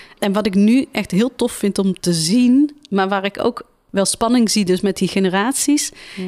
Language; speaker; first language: Dutch; early bilingual, other home language; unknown